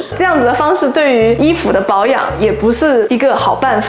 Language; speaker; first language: Chinese; native; Chinese